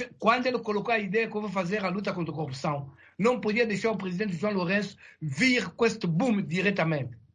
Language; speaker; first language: Portuguese; non-native, fluent; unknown